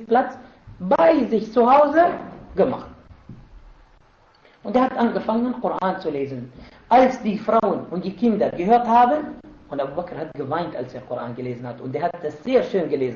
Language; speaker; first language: German; non-native, fluent; Arabic